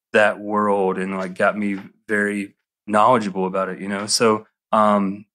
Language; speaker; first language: English; native; English